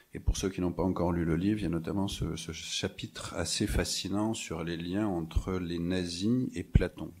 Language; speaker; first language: French; native; French